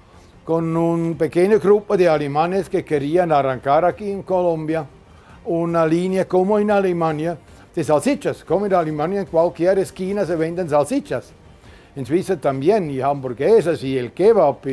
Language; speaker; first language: Spanish; non-native, fluent; German